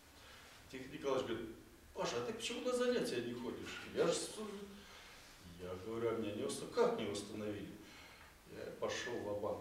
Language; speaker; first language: Russian; native; Russian